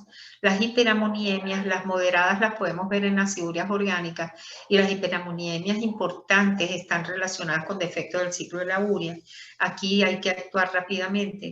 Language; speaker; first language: Spanish; native; Spanish